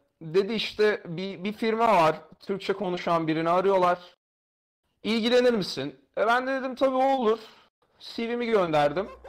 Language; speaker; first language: Turkish; native; Turkish